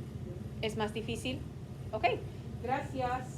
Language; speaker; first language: Spanish; non-native, fluent; English